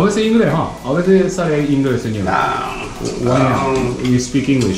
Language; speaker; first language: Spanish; non-native, learner; Japanese